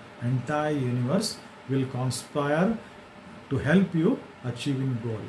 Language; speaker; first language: English; non-native, local second language; Kannada